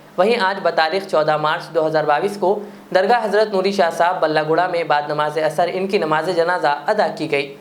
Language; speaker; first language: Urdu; native; Urdu